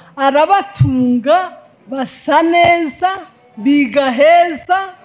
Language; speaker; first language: Kinyarwanda; native; Kinyarwanda